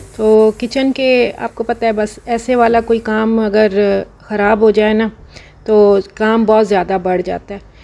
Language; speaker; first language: Urdu; non-native, local second language; Punjabi